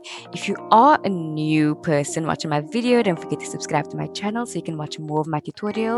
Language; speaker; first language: English; native; English